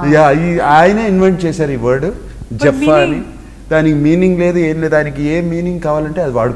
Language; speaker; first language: Telugu; native; Telugu